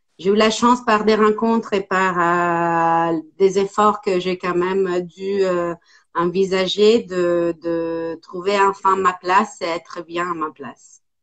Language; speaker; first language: French; non-native, fluent; Italian